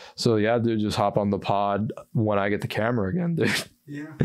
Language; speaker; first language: English; native; English